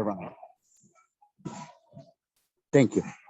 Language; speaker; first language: English; non-native, learner; Spanish